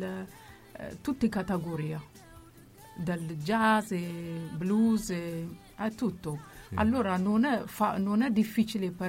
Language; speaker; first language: Italian; non-native, learner; Amharic